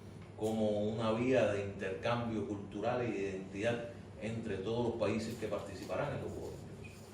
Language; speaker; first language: Spanish; native; Spanish